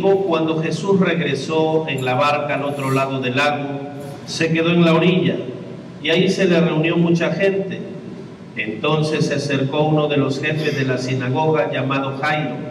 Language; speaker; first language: Spanish; native; Spanish